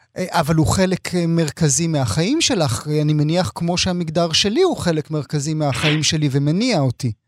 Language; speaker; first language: Hebrew; native; Hebrew